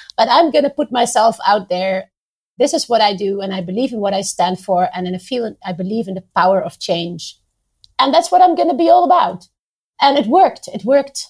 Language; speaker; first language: English; non-native, fluent; Dutch